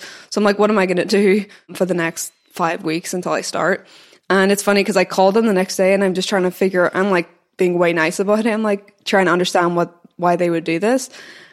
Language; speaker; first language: English; native; English